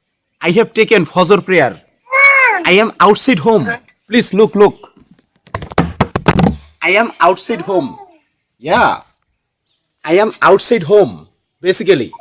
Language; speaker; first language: English; non-native, learner; Bangla